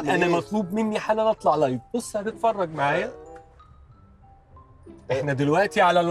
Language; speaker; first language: Arabic; native; Arabic